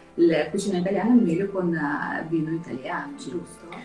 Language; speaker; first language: Italian; non-native, fluent; Russian